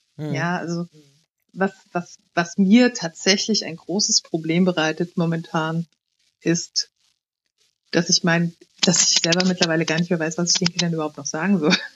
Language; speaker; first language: German; early bilingual, other home language; Italian